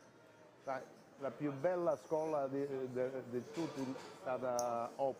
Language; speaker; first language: Italian; non-native, learner; Russian